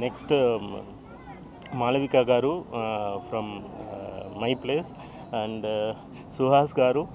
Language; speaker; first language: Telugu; non-native, learner; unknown